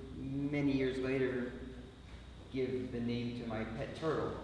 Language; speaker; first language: English; native; English